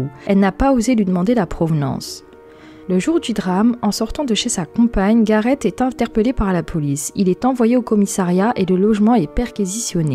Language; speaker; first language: French; native; French